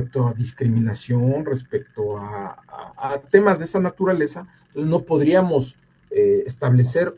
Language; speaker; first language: Spanish; native; Spanish